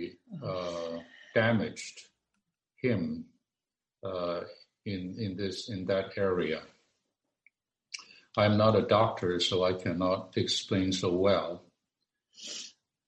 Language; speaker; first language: English; non-native, local second language; Cantonese